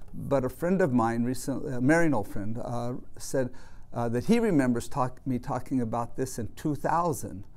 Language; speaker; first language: English; native; English